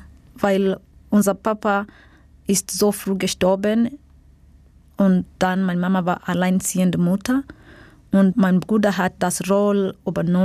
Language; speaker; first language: German; non-native, fluent; Swahili